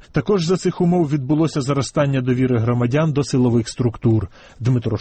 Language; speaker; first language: Ukrainian; native; Ukrainian